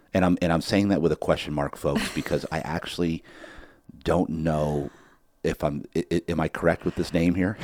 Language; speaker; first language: English; native; English